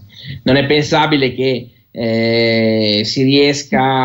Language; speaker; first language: Italian; native; Italian